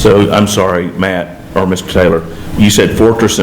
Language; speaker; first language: English; native; English